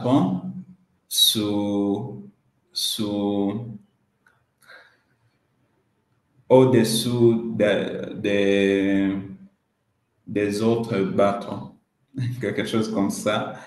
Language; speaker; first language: French; non-native, learner; Swahili